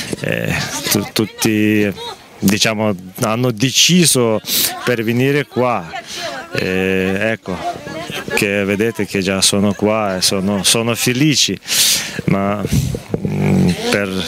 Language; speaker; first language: Italian; non-native, learner; Ukrainian